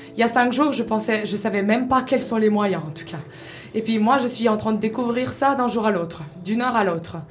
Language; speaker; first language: French; non-native, fluent; Ukrainian